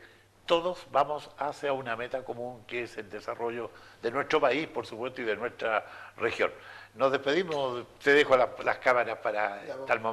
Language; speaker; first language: Spanish; native; Spanish